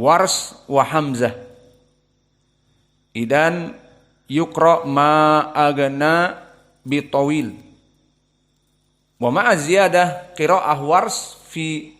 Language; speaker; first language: Arabic; non-native, fluent; Indonesian